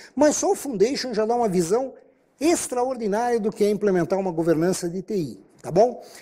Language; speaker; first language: Portuguese; native; Portuguese